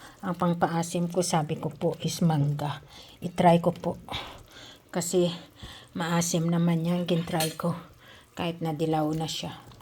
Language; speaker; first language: Filipino; native; Filipino